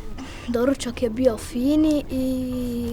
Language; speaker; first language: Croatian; early bilingual, heritage; Croatian